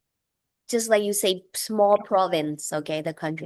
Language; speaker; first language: English; non-native, fluent; Vietnamese